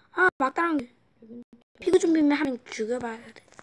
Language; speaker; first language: Korean; native; Korean